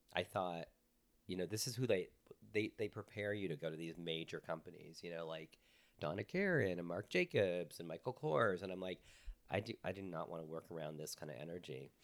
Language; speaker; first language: English; native; English